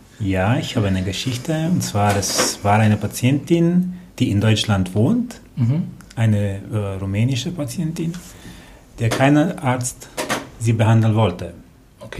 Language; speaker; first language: German; non-native, fluent; Romanian